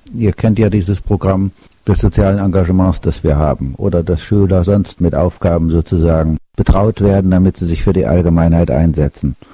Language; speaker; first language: German; native; German